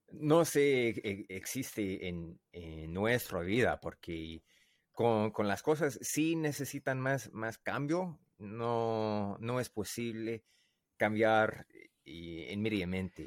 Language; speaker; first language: Spanish; non-native, learner; English